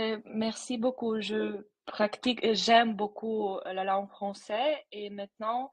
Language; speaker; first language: French; non-native, learner; Ukrainian